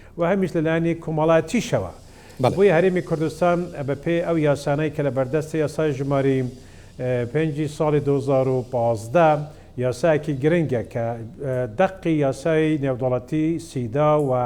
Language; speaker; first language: Central Kurdish; non-native, local second language; Kurdish